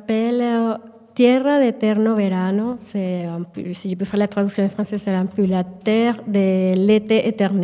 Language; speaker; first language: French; non-native, fluent; Spanish